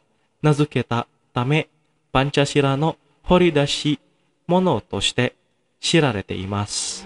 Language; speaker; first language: Japanese; non-native, fluent; Indonesian